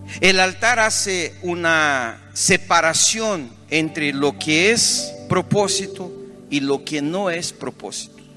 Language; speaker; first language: Spanish; non-native, fluent; Portuguese